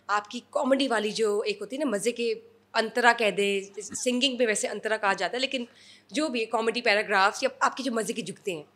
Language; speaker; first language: Urdu; native; Urdu